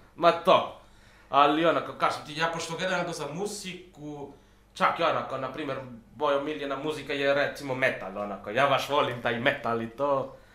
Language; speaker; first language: Serbian; non-native, fluent; Spanish